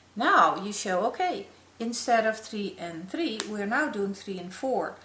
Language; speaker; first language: English; non-native, fluent; Dutch